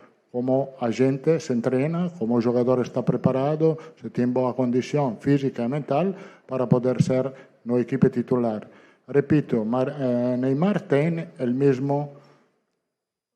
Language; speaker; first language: Portuguese; non-native, learner; Italian